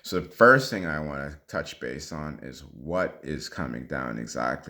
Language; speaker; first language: English; native; English